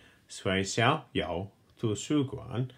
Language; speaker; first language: Chinese; non-native, fluent; English